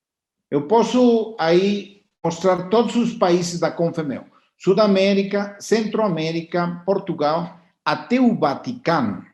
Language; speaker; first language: Portuguese; non-native, fluent; Spanish